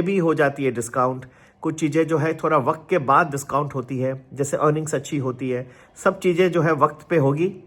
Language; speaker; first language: Hindi; native; Hindi